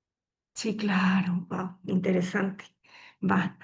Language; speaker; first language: Spanish; native; Spanish